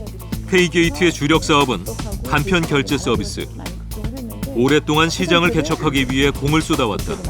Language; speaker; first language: Korean; native; Korean